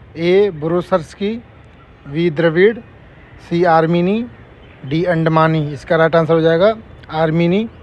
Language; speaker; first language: Hindi; native; Hindi